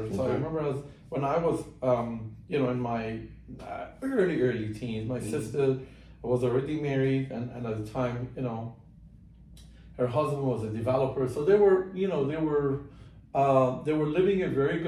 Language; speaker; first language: English; non-native, fluent; Persian